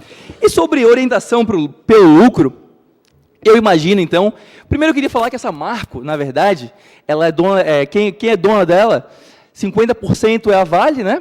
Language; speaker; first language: Portuguese; native; Portuguese